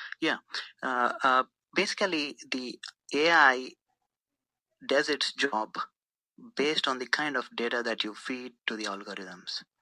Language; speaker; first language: English; non-native, local second language; Telugu